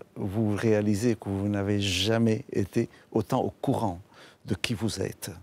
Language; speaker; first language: French; non-native, fluent; Arabic